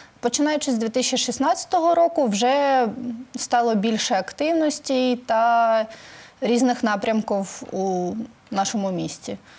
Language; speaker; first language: Ukrainian; native; Ukrainian